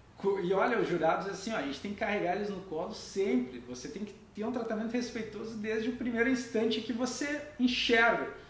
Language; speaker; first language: Portuguese; native; Portuguese